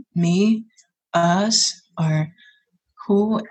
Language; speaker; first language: English; native; English